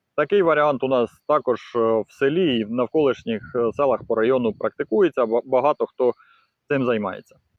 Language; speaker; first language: Ukrainian; native; Ukrainian